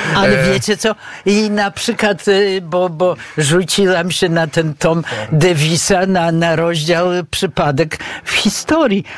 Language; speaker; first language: Polish; early bilingual, other home language; Romanian